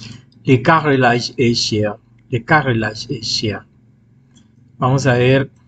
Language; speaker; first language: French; non-native, fluent; Spanish